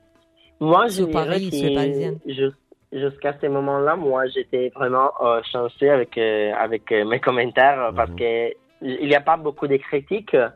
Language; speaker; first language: French; non-native, fluent; Italian